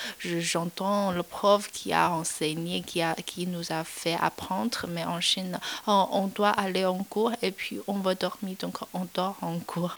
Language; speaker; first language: French; non-native, learner; Chinese